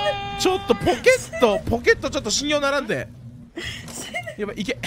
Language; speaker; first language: Japanese; native; Japanese